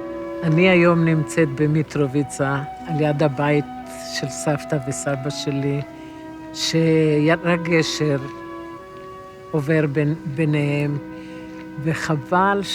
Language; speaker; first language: Hebrew; early bilingual, other home language; Romany